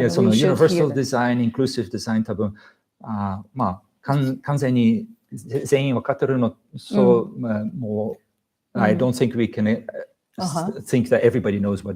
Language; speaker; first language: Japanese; non-native, fluent; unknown